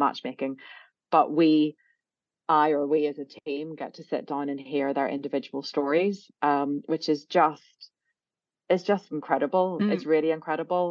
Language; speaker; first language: English; native; English